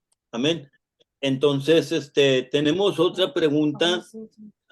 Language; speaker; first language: Spanish; native; Spanish